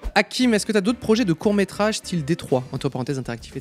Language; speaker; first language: French; native; French